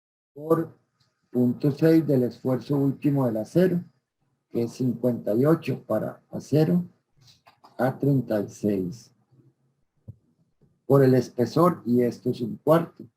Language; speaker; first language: Spanish; native; Spanish